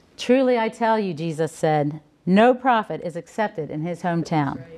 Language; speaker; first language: English; native; English